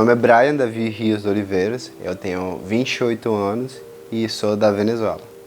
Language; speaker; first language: Portuguese; non-native, fluent; Spanish